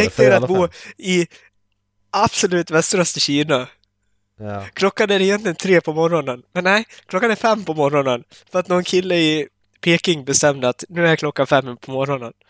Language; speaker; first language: Swedish; native; Swedish